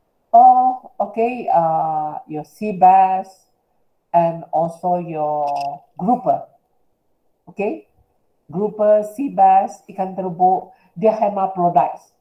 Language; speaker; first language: English; non-native, local second language; Malay